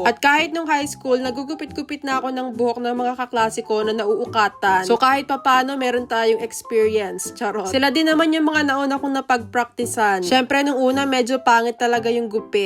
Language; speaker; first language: Filipino; native; Filipino